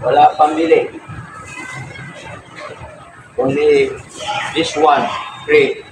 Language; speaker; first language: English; non-native, learner; Filipino